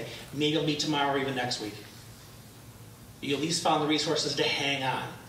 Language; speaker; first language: English; native; English